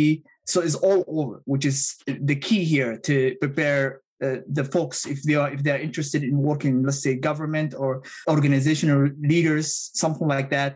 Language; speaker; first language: English; non-native, fluent; Somali